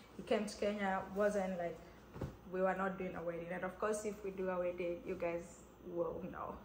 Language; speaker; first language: English; non-native, local second language; Kamba